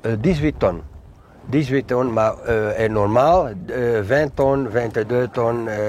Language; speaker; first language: French; non-native, learner; Dutch